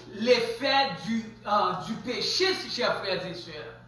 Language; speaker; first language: French; non-native, local second language; Haitian Creole